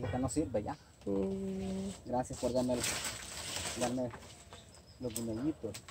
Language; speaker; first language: Spanish; native; Spanish